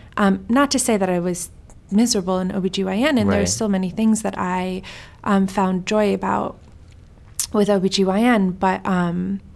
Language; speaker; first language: English; early bilingual, heritage; Swedish